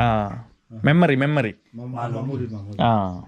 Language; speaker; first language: Hindi; non-native, local second language; Malayalam